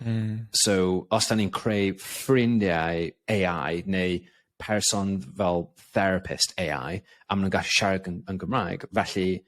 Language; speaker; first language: Welsh; non-native, local second language; English